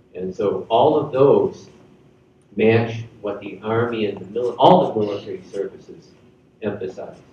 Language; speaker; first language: English; native; English